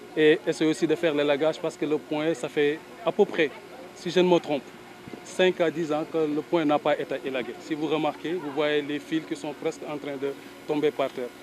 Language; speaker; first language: French; non-native, local second language; Wolof